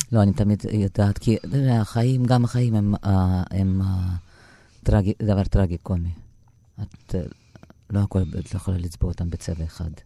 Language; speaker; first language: Hebrew; non-native, fluent; Russian